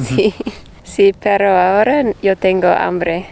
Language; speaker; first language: Spanish; non-native, learner; English